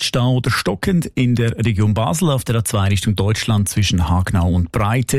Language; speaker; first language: German; native; German